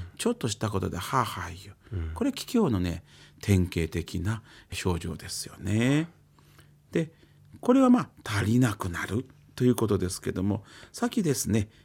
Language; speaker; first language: Japanese; native; Japanese